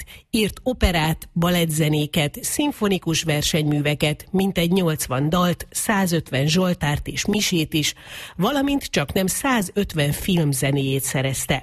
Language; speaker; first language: Hungarian; native; Hungarian